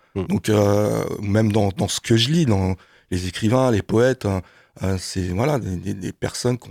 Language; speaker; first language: French; native; French